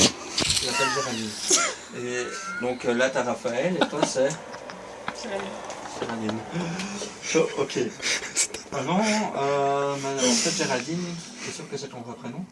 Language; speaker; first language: French; native; French